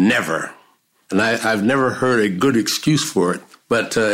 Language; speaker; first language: English; native; English